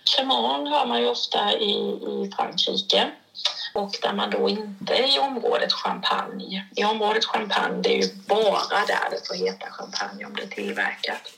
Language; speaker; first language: Swedish; native; Swedish